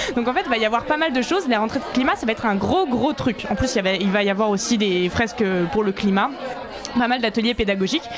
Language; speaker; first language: French; native; French